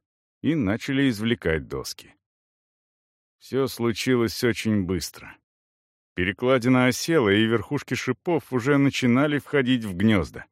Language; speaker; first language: Russian; native; Russian